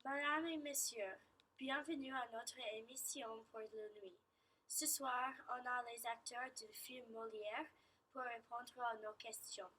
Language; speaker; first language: French; non-native, learner; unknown